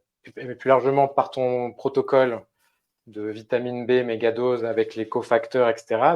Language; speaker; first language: French; native; French